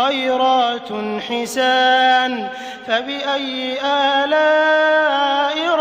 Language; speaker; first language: Arabic; native; Arabic